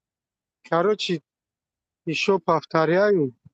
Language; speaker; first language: Russian; non-native, learner; Tajik